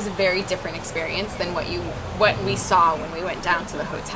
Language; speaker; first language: English; native; English